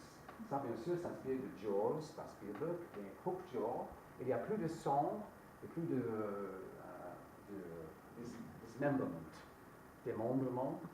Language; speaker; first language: French; non-native, fluent; English